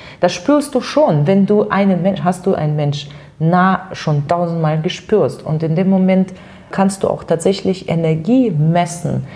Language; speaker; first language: German; non-native, fluent; Russian